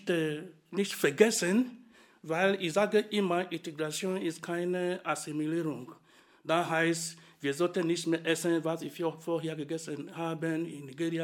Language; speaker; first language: German; non-native, fluent; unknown